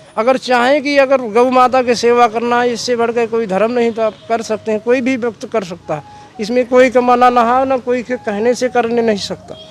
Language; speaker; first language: Hindi; native; Hindi